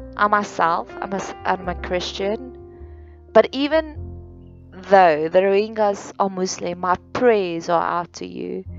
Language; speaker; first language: English; non-native, local second language; Afrikaans